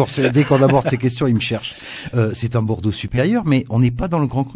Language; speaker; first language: French; native; French